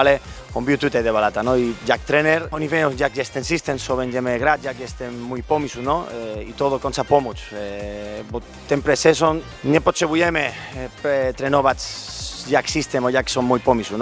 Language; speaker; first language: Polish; non-native, learner; Spanish